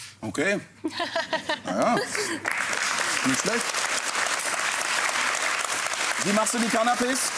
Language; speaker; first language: German; native; German